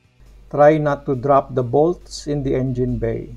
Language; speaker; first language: English; non-native, local second language; Filipino